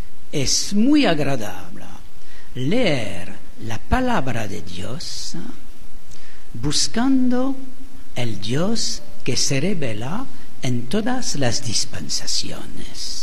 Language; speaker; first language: Spanish; non-native, fluent; French